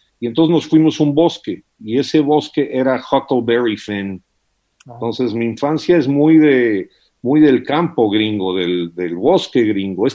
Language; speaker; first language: Spanish; early bilingual, heritage; English